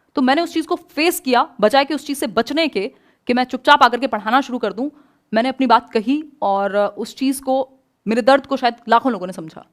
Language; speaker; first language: Hindi; native; Hindi